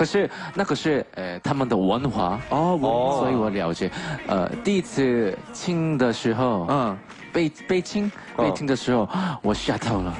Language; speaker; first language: Chinese; non-native, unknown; Korean